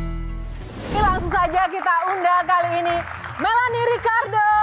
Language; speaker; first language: Indonesian; native; Indonesian